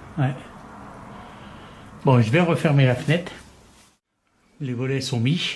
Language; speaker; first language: French; native; French